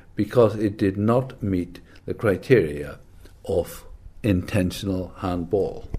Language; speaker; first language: English; native; English